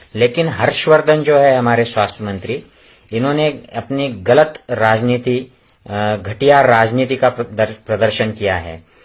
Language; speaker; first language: Hindi; non-native, local second language; Marathi